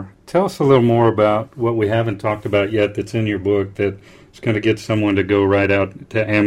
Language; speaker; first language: English; native; English